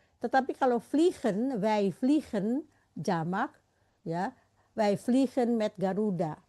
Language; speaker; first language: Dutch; non-native, fluent; Indonesian